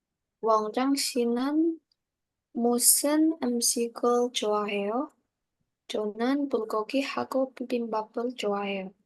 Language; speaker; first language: Korean; non-native, learner; Indonesian